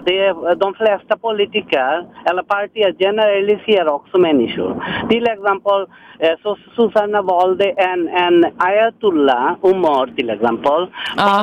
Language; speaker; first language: Swedish; non-native, fluent; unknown